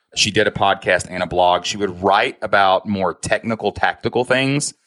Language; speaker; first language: English; native; English